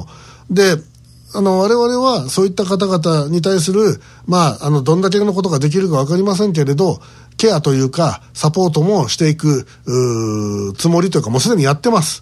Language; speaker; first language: Japanese; native; Japanese